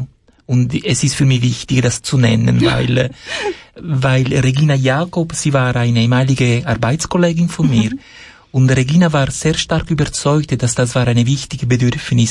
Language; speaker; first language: German; non-native, fluent; Italian